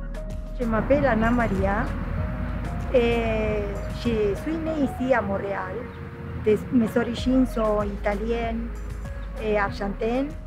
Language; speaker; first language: French; non-native, local second language; Spanish